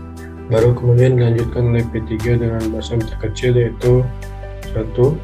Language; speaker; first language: Indonesian; native; Indonesian